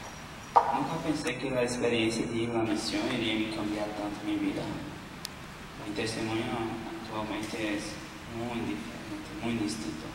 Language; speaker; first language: Spanish; non-native, learner; Portuguese